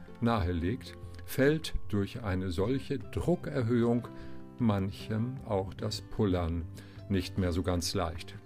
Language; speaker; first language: German; native; German